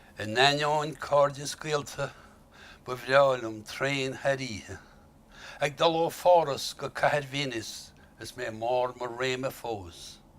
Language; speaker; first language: Irish; native; Irish